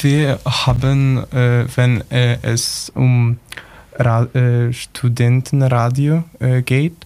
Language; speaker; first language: German; non-native, learner; Polish